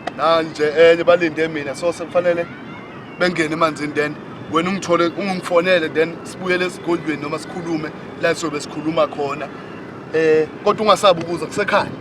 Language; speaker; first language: Zulu; native; Zulu